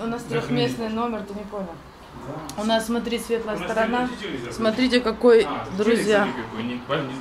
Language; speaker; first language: Russian; native; Russian